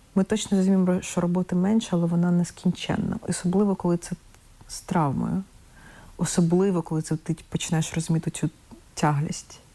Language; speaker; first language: Ukrainian; non-native, local second language; Russian